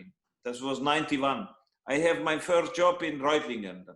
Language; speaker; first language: English; non-native, learner; Hungarian